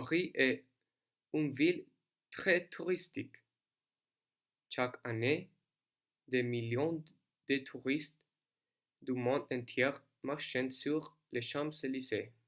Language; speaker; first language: French; non-native, learner; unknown